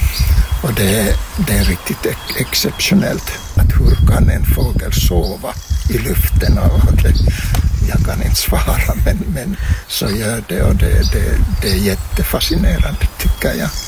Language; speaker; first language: Swedish; non-native, fluent; Finnish